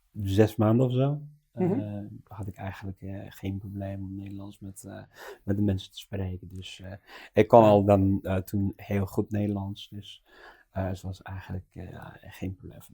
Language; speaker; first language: Dutch; non-native, fluent; English